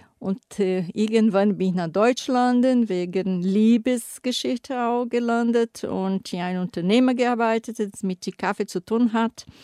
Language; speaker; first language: German; non-native, fluent; Portuguese